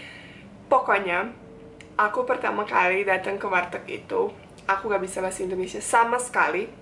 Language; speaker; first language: Indonesian; non-native, fluent; Bosnian